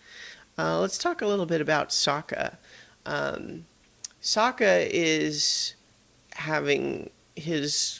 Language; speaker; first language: English; native; English